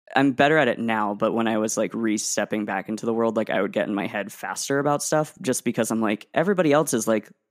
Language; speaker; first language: English; native; English